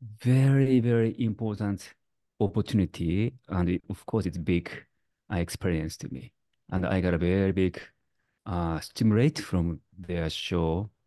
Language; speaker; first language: English; non-native, learner; Japanese